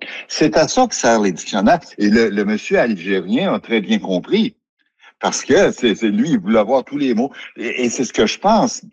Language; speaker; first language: French; native; French